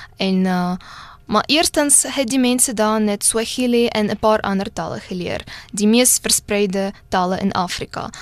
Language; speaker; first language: Afrikaans; non-native, fluent; Russian